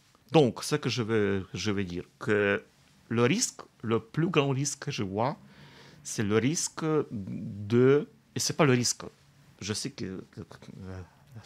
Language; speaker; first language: French; non-native, fluent; Russian